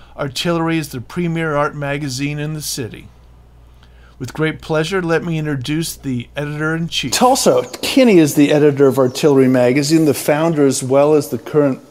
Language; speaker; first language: English; native; English